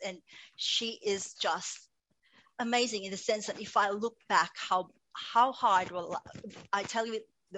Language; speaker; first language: English; non-native, local second language; Cebuano